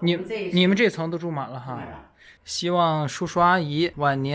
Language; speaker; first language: Chinese; native; Chinese